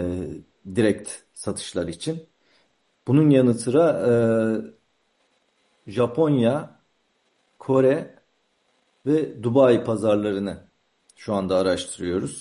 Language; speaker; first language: Turkish; native; Turkish